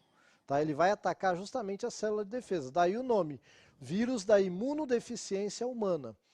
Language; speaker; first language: Portuguese; native; Portuguese